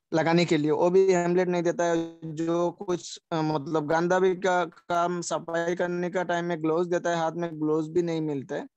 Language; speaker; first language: Hindi; non-native, local second language; Sylheti